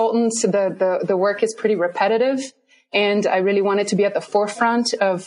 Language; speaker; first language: English; non-native, fluent; Portuguese